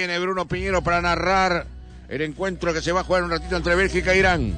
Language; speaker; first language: Spanish; native; Spanish